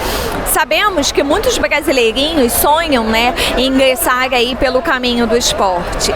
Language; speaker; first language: Portuguese; native; Portuguese